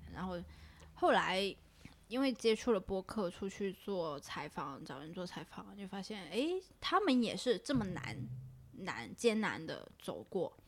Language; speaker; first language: Chinese; non-native, local second language; Cantonese